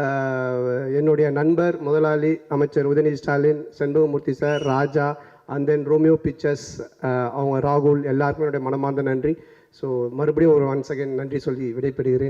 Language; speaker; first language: Tamil; native; Tamil